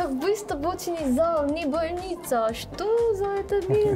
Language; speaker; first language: Russian; non-native, fluent; Korean